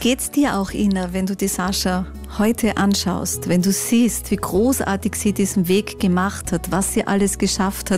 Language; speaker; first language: German; native; German